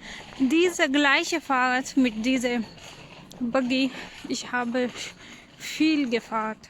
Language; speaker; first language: German; non-native, learner; Urdu